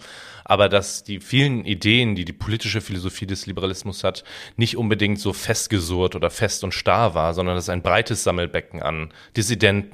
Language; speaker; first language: German; native; German